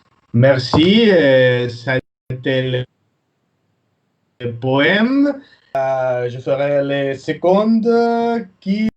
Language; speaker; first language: French; non-native, fluent; Spanish